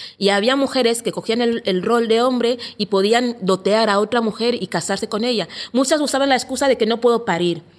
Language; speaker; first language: Spanish; non-native, local second language; Fang